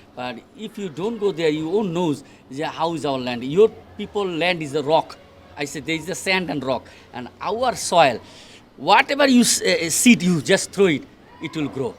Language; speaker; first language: English; non-native, local second language; Bangla